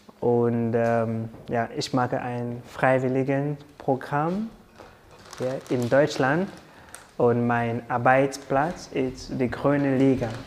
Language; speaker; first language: German; non-native, learner; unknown